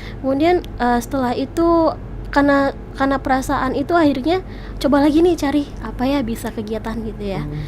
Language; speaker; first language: Indonesian; native; Indonesian